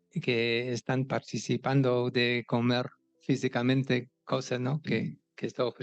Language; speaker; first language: Spanish; non-native, fluent; English